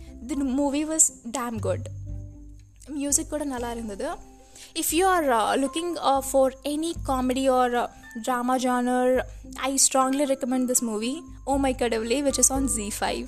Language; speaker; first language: English; non-native, local second language; Tamil